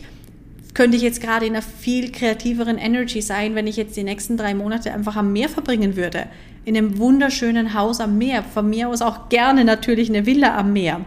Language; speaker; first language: German; native; German